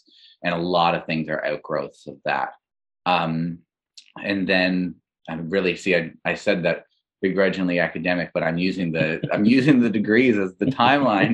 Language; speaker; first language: English; native; English